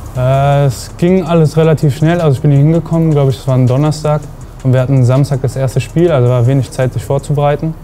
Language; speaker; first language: German; native; German